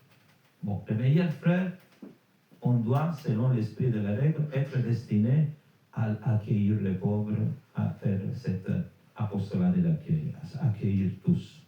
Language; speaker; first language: French; non-native, fluent; Italian